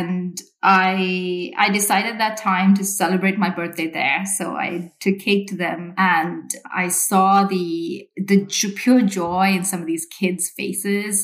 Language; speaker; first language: English; non-native, local second language; Sinhala